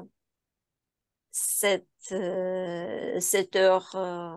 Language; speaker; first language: French; non-native, learner; Ukrainian